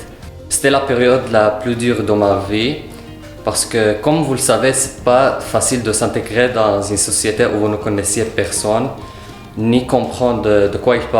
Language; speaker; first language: French; early bilingual, other home language; Arabic